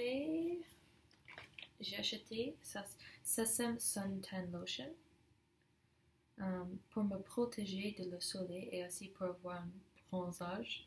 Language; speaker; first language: French; non-native, learner; English